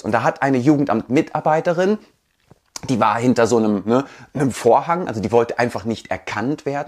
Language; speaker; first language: German; native; German